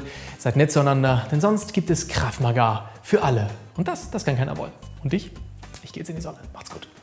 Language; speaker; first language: German; native; German